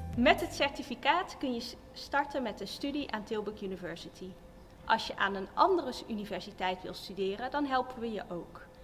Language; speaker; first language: Dutch; native; Dutch